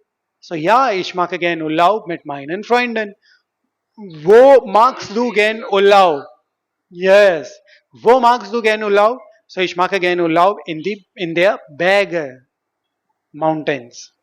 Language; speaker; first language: German; non-native, fluent; Hindi